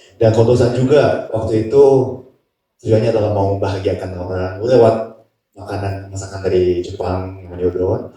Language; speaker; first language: Indonesian; non-native, fluent; Japanese